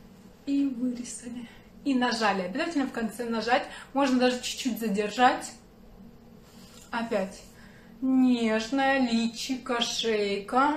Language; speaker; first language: Russian; native; Russian